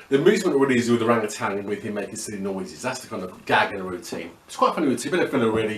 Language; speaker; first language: English; native; English